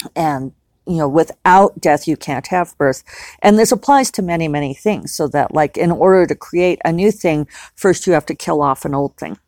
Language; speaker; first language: English; native; English